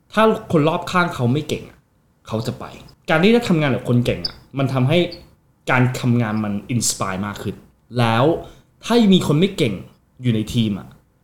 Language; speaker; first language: Thai; non-native, fluent; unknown